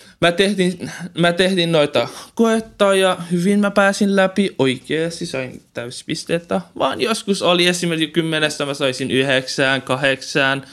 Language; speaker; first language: Finnish; non-native, learner; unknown